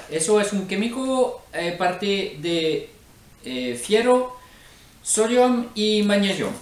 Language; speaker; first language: Spanish; non-native, learner; French